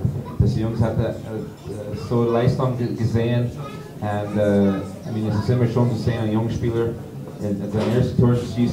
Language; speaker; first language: German; non-native, learner; English